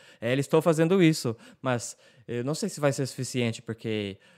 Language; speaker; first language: Portuguese; non-native, learner; English